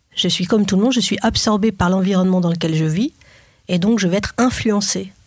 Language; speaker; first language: French; native; French